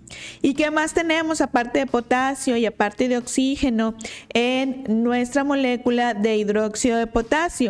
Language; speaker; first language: Spanish; native; Spanish